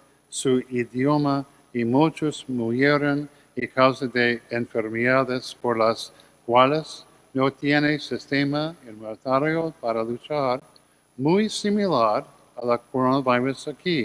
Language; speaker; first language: Spanish; non-native, learner; English